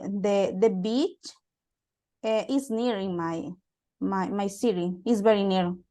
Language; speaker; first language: English; non-native, learner; Spanish